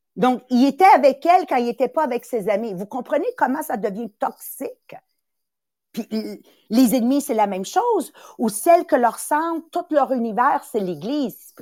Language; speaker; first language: French; early bilingual, other home language; Italian